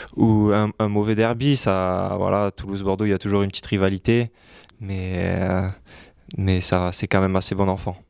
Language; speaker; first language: French; native; French